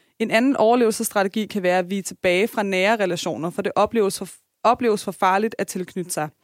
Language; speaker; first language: Danish; early bilingual, other home language; Persian